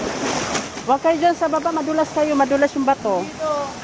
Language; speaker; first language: Filipino; native; Filipino